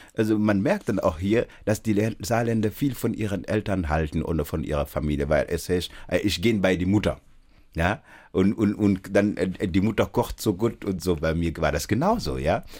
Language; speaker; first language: German; non-native, fluent; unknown